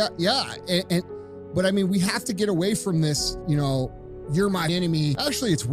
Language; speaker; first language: English; native; English